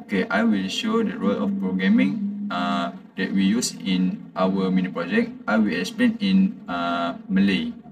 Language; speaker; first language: English; non-native, local second language; Malay